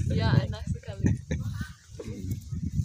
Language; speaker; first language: Indonesian; non-native, learner; English